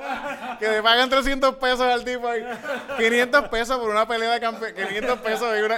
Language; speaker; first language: Spanish; native; Spanish